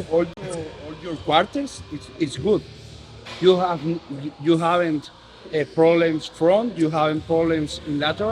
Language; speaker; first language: English; non-native, learner; Spanish